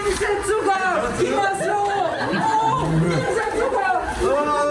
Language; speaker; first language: Japanese; non-native, learner; English